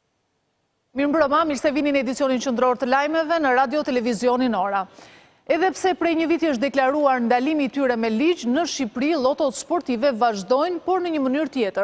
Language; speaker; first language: Albanian; native; Albanian